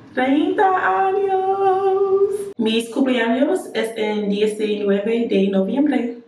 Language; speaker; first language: Spanish; non-native, learner; English